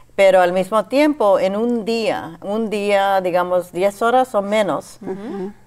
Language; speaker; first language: Spanish; early bilingual, heritage; Spanish